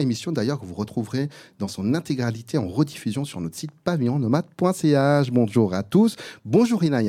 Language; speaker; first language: French; native; French